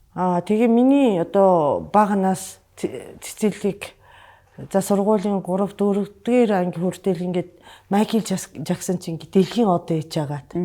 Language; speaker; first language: Mongolian; non-native, fluent; Japanese